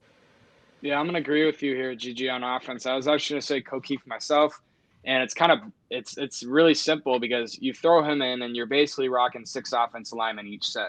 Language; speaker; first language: English; native; English